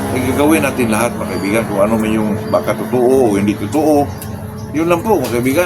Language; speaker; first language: Filipino; non-native, local second language; Cebuano